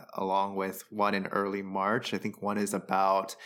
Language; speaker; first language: English; early bilingual, other home language; Chinese